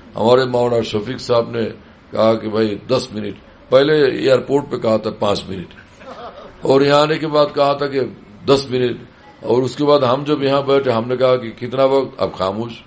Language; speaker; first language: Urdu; non-native, fluent; Bangla